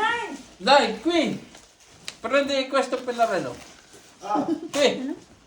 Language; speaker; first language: Italian; non-native, local second language; Filipino